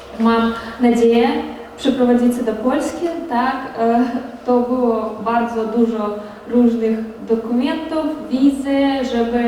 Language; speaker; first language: Polish; non-native, learner; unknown